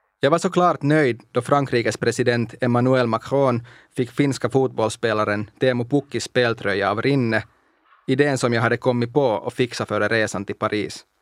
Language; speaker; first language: Swedish; non-native, local second language; Finnish